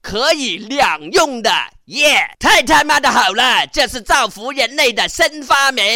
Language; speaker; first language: Chinese; non-native, local second language; Cantonese